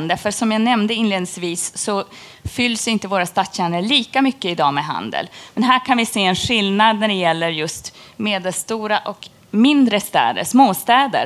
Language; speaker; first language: Swedish; native; Swedish